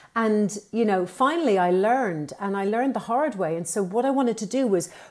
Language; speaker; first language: English; native; English